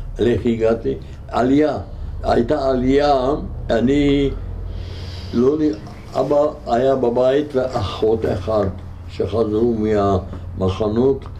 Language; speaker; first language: Hebrew; non-native, fluent; Hungarian